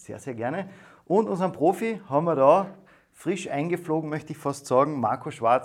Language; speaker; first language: German; native; German